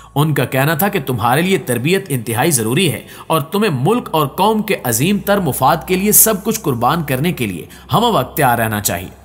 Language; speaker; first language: Urdu; native; Urdu